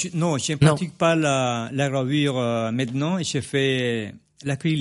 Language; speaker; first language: French; non-native, fluent; Spanish